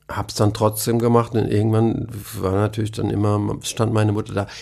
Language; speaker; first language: German; native; German